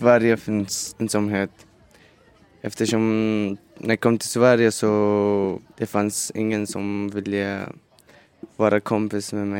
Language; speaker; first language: Swedish; non-native, learner; Persian